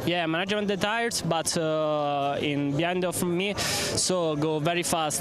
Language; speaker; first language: English; non-native, learner; Italian